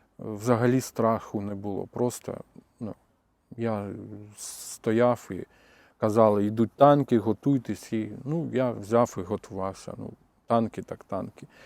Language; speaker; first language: Ukrainian; native; Ukrainian